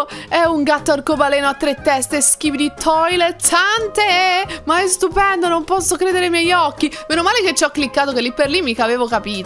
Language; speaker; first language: Italian; native; Italian